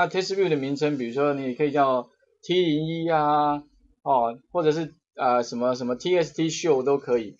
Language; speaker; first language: Chinese; native; Chinese